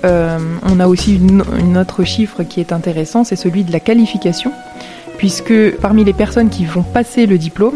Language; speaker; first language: French; native; French